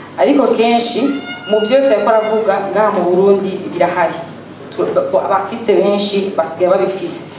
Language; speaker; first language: Rundi; native; Rundi